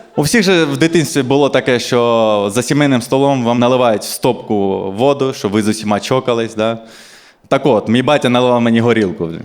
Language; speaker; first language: Ukrainian; non-native, local second language; Russian